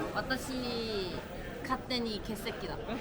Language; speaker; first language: Japanese; non-native, learner; Korean